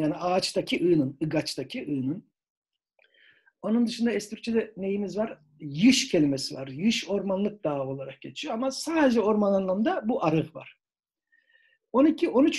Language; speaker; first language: Turkish; native; Turkish